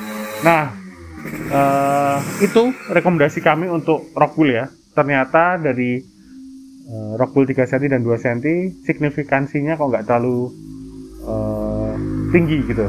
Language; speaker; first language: Indonesian; native; Indonesian